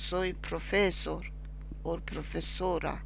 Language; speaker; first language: Spanish; non-native, fluent; Persian